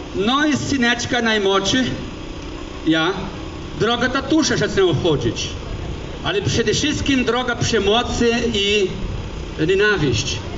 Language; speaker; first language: Polish; early bilingual, heritage; Polish